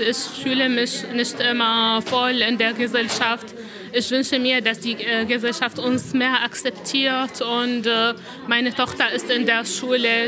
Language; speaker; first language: German; non-native, learner; Arabic